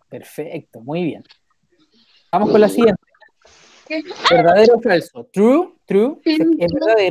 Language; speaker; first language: Spanish; native; Spanish